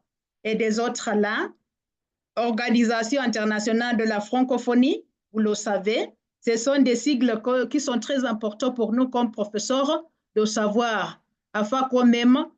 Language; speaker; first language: French; non-native, fluent; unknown